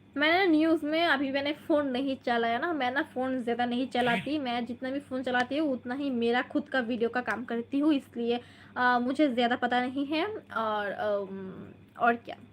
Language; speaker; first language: Hindi; non-native, local second language; Bangla